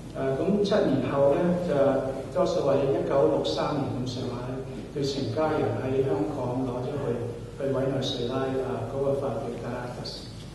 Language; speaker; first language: Cantonese; early bilingual, heritage; Cantonese